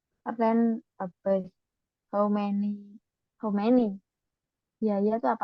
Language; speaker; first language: English; non-native, learner; Indonesian